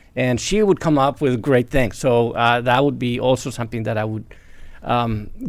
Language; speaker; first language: English; non-native, fluent; Spanish